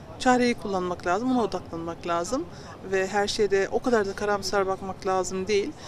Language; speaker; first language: Turkish; early bilingual, heritage; Turkish